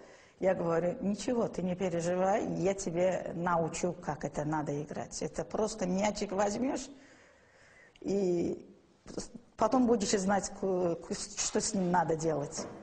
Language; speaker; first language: Russian; non-native, local second language; Azerbaijani